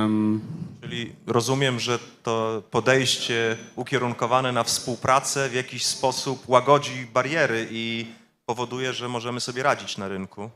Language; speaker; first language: Polish; native; Polish